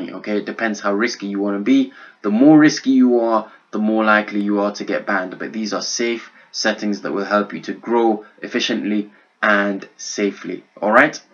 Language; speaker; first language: English; native; English